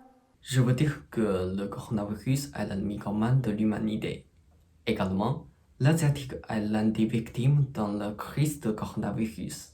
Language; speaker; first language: French; non-native, fluent; Chinese